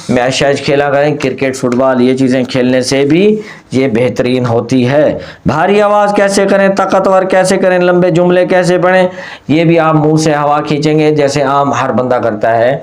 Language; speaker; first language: Urdu; non-native, local second language; Punjabi